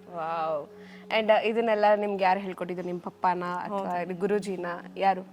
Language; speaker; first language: Kannada; native; Kannada